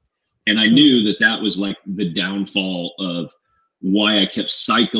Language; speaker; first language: English; native; English